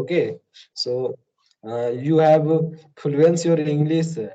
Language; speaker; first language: English; non-native, learner; Hindi